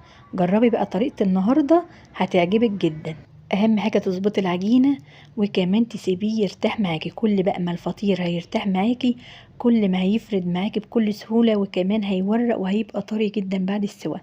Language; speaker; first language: Arabic; native; Arabic